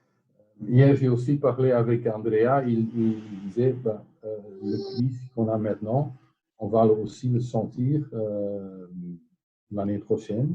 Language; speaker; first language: French; non-native, local second language; Dutch